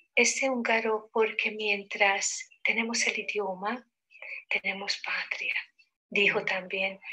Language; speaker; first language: Spanish; non-native, fluent; Hungarian